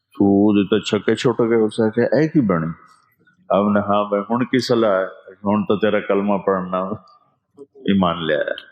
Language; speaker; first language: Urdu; non-native, local second language; Punjabi